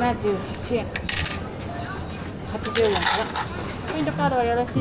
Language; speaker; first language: Japanese; native; Japanese